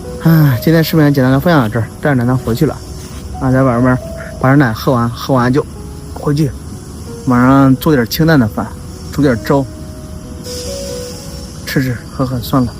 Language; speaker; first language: Chinese; native; Chinese